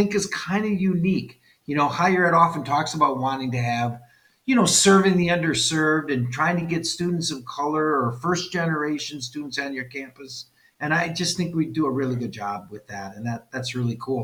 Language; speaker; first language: English; native; English